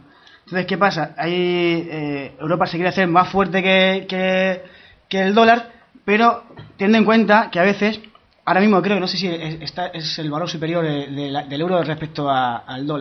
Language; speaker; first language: Spanish; native; Spanish